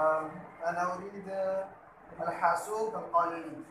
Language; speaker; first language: Arabic; non-native, learner; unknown